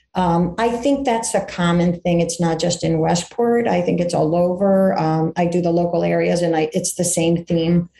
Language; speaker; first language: English; early bilingual, other home language; Greek